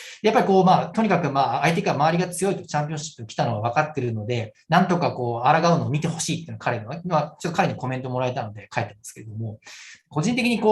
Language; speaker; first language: Japanese; native; Japanese